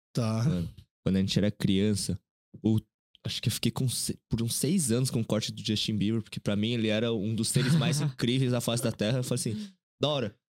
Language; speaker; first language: Portuguese; early bilingual, other home language; Korean